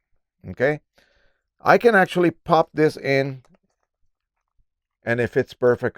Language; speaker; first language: English; native; English